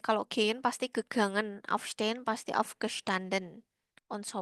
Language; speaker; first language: German; non-native, learner; Indonesian